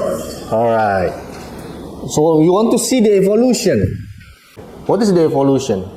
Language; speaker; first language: English; non-native, fluent; Indonesian